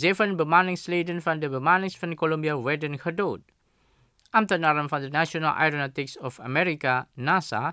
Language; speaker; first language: Dutch; non-native, fluent; Indonesian